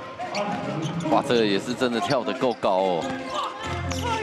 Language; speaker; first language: Chinese; native; Chinese